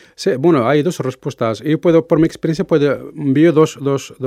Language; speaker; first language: Spanish; non-native, fluent; Arabic